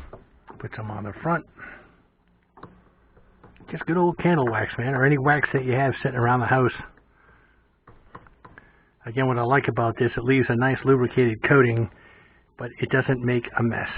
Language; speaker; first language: English; native; English